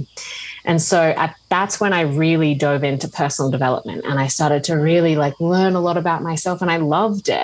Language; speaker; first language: English; native; English